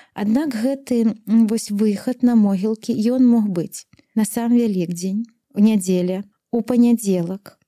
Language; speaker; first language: Belarusian; native; Belarusian